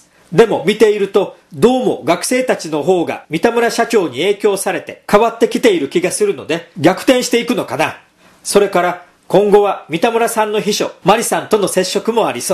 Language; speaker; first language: Japanese; native; Japanese